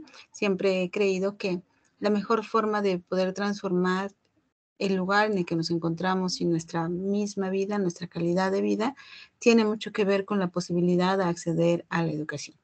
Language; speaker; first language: Spanish; native; Spanish